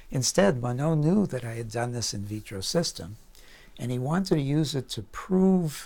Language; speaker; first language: English; native; English